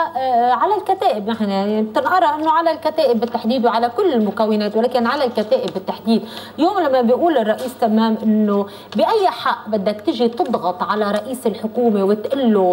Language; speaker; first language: Arabic; native; Arabic